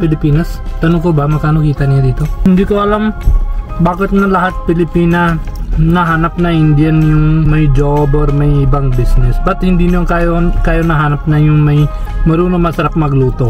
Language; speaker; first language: Filipino; non-native, learner; Hindi